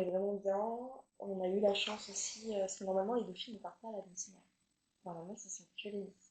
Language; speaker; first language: French; native; French